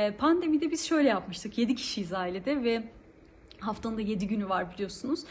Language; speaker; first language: Turkish; early bilingual, heritage; Turkish